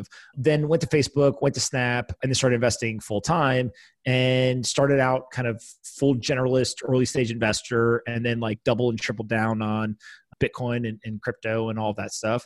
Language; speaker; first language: English; native; English